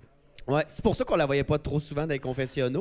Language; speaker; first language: French; native; French